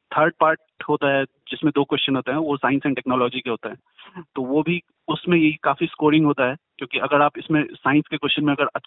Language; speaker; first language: Hindi; native; Hindi